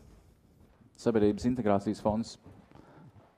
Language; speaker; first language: Latvian; native; Latvian